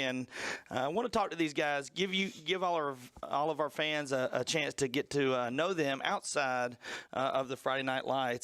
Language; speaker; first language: English; native; English